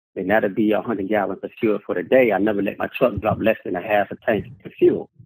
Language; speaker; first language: English; native; English